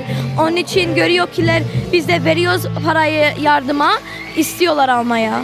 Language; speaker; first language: Turkish; early bilingual, heritage; Turkish